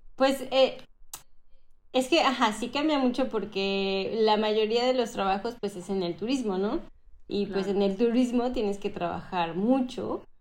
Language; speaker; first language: Spanish; native; Spanish